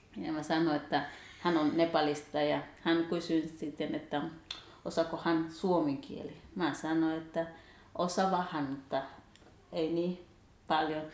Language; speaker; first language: Finnish; non-native, learner; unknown